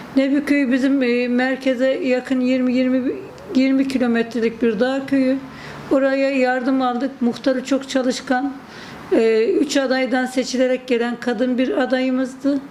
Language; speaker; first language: Turkish; native; Turkish